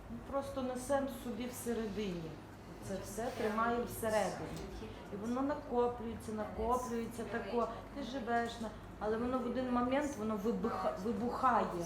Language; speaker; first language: Ukrainian; native; Ukrainian